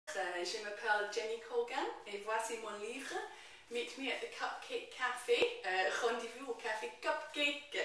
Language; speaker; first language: French; non-native, learner; English